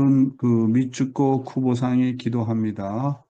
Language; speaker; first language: Korean; native; Korean